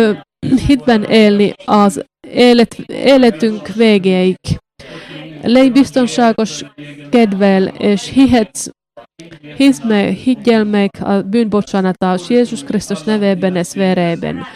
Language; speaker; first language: Hungarian; non-native, learner; Finnish